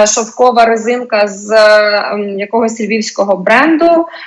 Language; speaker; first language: Ukrainian; non-native, local second language; Russian